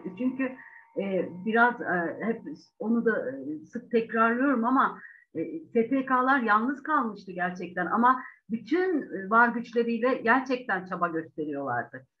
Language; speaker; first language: Turkish; native; Turkish